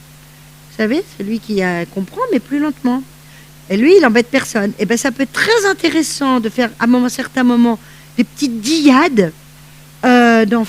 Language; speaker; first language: French; native; French